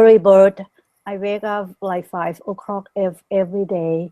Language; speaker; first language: English; non-native, learner; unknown